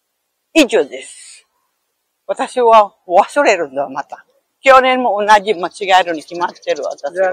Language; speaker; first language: Japanese; non-native, learner; Filipino